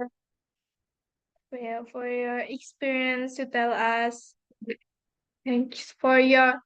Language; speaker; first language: English; non-native, fluent; Indonesian